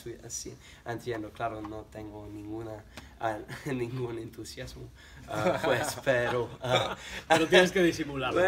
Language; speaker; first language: Spanish; non-native, learner; English